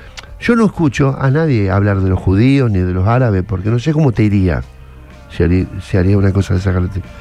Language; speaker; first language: Spanish; native; Spanish